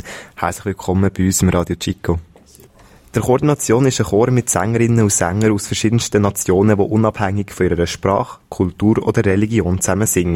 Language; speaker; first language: German; native; German